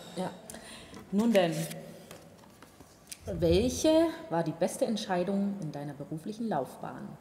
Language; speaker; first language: German; native; German